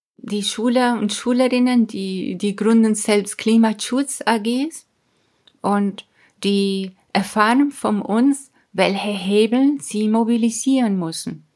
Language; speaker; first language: German; non-native, fluent; Spanish